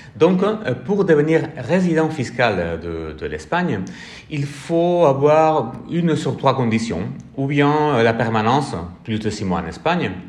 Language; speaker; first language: French; non-native, fluent; Spanish